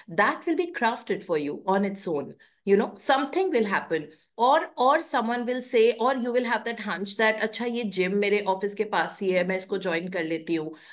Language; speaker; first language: Hindi; native; Hindi